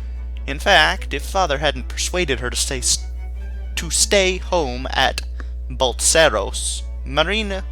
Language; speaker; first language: English; native; English